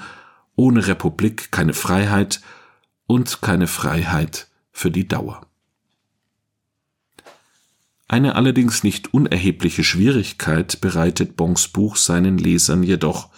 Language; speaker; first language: German; native; German